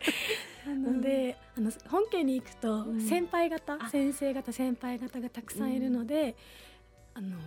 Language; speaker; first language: Japanese; native; Japanese